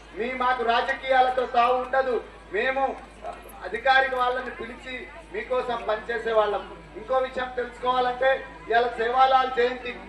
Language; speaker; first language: Telugu; non-native, local second language; Lambadi